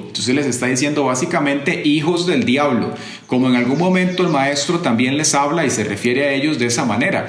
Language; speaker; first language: Spanish; native; Spanish